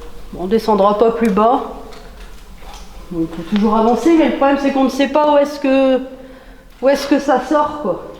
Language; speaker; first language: French; native; French